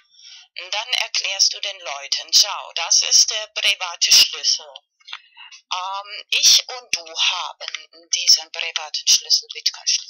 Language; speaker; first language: German; non-native, fluent; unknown